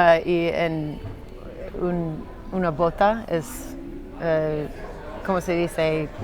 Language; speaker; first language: Spanish; non-native, learner; English